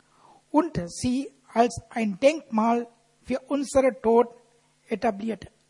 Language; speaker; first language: German; non-native, fluent; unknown